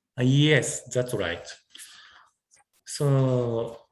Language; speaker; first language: English; non-native, learner; Japanese